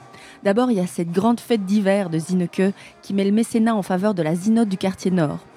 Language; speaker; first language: French; native; French